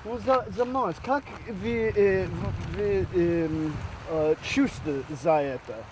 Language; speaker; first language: Russian; non-native, learner; English